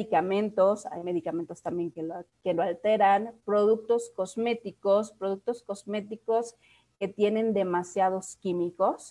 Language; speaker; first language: Spanish; native; Spanish